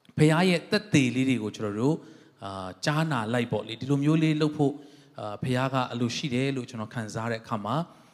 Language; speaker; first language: Burmese; non-native, local second language; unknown